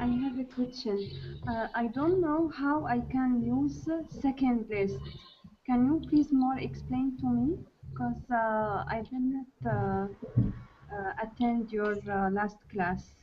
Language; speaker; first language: English; non-native, learner; Arabic